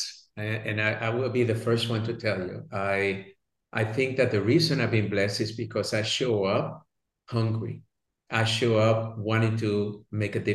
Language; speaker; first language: English; early bilingual, other home language; Spanish